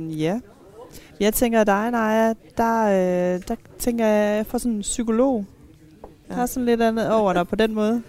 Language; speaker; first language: Danish; native; Danish